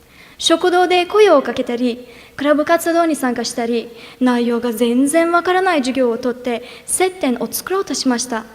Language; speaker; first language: Japanese; non-native, fluent; Turkish